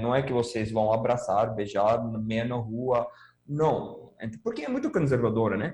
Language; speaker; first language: Portuguese; non-native, fluent; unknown